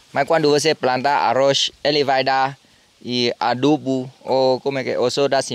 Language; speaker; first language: Portuguese; non-native, learner; Vietnamese